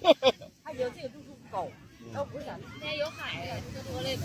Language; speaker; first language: Chinese; native; Chinese